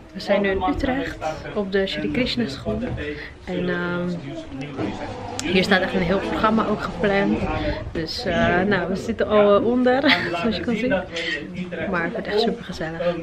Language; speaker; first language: Dutch; native; Dutch